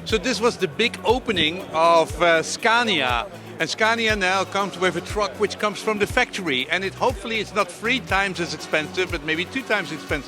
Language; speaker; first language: English; non-native, fluent; Dutch